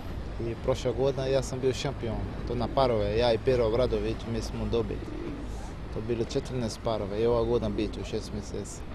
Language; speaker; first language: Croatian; non-native, learner; Portuguese